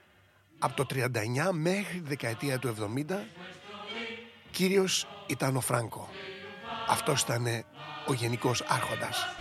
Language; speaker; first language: Greek; native; Greek